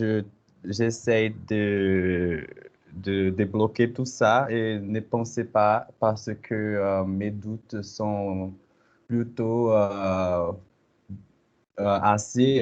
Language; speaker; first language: French; non-native, learner; Portuguese